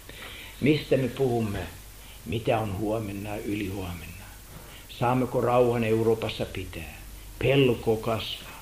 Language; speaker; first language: Finnish; non-native, fluent; German